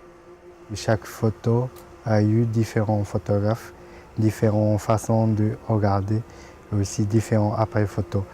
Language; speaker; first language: French; non-native, fluent; Japanese